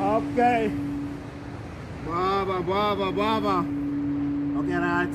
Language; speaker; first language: Italian; non-native, learner; French